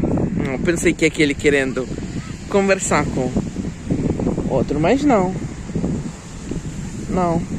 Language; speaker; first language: Portuguese; non-native, fluent; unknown